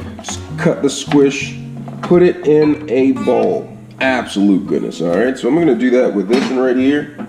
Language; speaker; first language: English; native; English